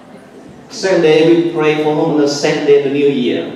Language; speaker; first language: English; non-native, fluent; Vietnamese